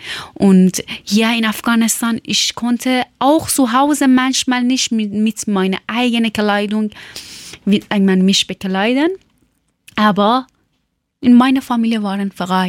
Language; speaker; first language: German; non-native, learner; Persian